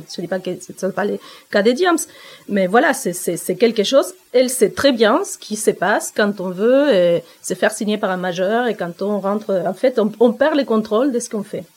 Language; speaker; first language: French; non-native, fluent; Spanish